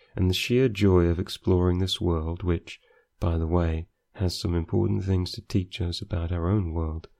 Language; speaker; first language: English; native; English